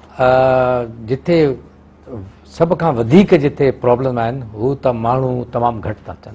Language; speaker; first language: Sindhi; non-native, local second language; Urdu